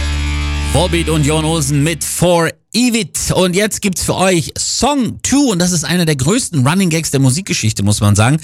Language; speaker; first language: German; native; German